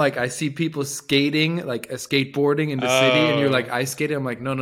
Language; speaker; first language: English; non-native, fluent; French